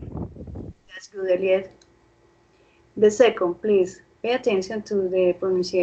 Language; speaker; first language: English; non-native, fluent; Spanish